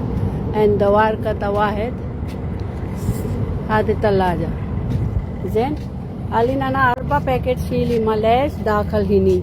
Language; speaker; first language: Arabic; non-native, learner; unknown